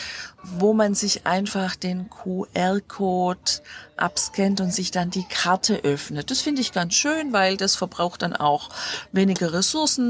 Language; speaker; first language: German; native; German